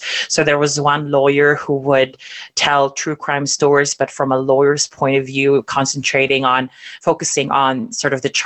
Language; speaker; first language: English; non-native, local second language; German